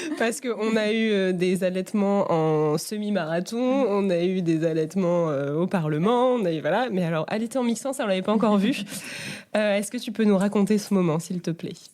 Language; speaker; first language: French; native; French